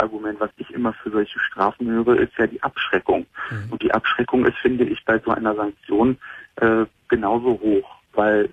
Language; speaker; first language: German; native; German